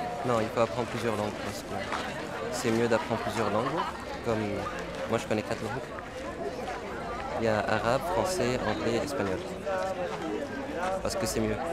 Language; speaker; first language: French; non-native, fluent; Arabic